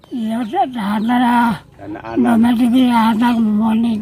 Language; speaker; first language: Indonesian; native; Indonesian